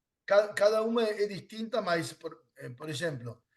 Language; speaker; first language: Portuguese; non-native, learner; Spanish